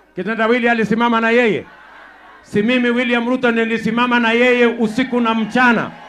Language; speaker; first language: Swahili; non-native, local second language; Kalenjin